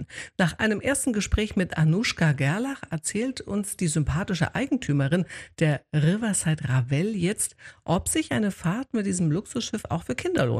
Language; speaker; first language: German; native; German